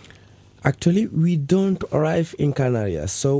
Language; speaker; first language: English; non-native, learner; Wolof